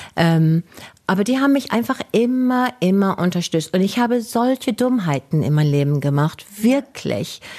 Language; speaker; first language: German; non-native, fluent; English